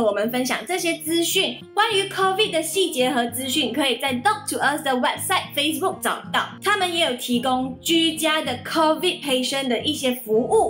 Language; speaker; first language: Chinese; native; Chinese